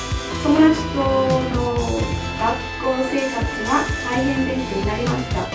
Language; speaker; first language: Japanese; non-native, learner; English